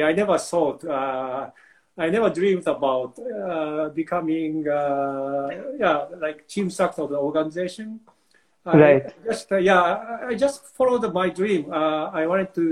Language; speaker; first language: English; non-native, fluent; Japanese